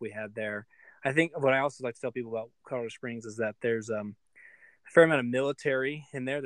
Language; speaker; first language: English; native; English